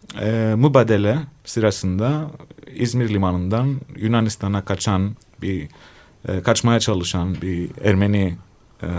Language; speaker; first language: Turkish; non-native, fluent; Greek